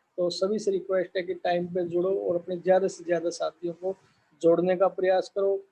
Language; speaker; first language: Hindi; native; Hindi